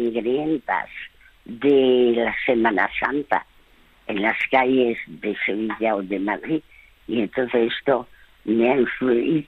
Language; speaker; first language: Spanish; early bilingual, other home language; French